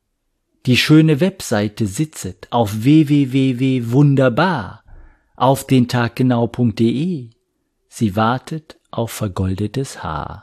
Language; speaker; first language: German; native; German